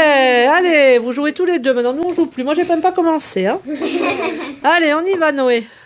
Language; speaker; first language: French; native; French